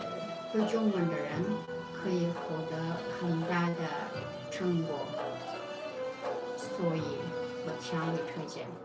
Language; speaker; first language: Chinese; non-native, local second language; Uyghur